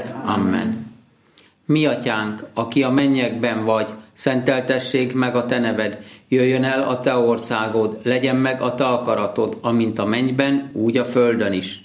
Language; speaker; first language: Hungarian; native; Hungarian